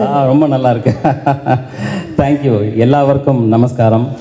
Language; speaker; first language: Tamil; native; Tamil